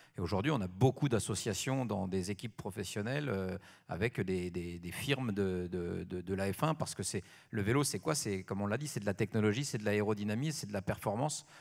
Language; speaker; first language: French; native; French